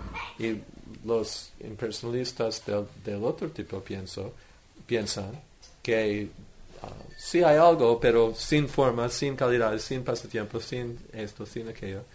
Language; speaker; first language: Spanish; non-native, fluent; English